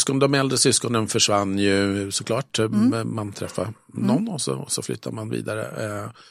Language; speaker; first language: Swedish; native; Swedish